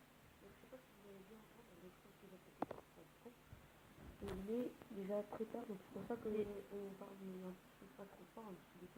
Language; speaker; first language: French; native; French